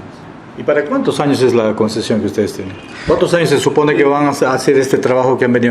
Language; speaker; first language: Spanish; native; Spanish